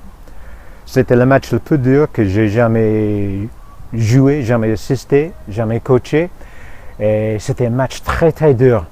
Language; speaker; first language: French; non-native, fluent; English